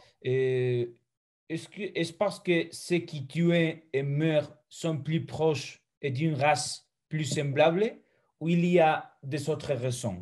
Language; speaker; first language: French; non-native, fluent; Spanish